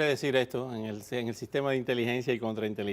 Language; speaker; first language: Spanish; native; Spanish